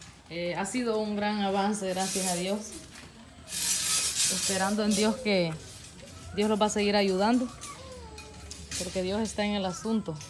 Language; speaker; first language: Spanish; native; Spanish